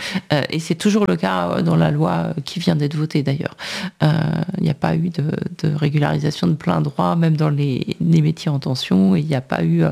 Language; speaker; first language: French; native; French